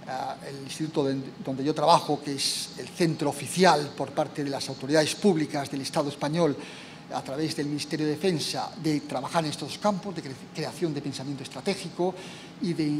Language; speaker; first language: Spanish; native; Spanish